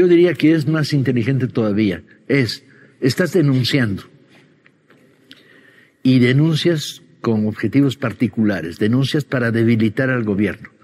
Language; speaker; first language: Spanish; native; Spanish